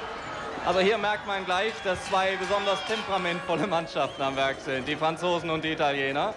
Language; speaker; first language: German; native; German